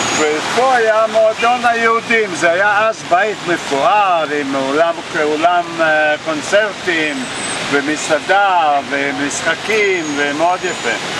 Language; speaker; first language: Hebrew; non-native, fluent; Russian